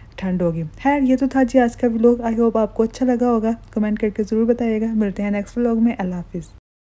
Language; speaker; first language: Urdu; native; Urdu